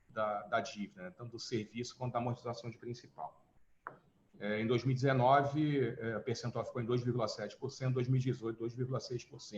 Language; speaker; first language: Portuguese; native; Portuguese